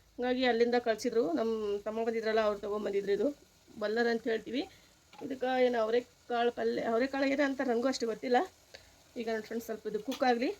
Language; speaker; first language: Kannada; non-native, local second language; Urdu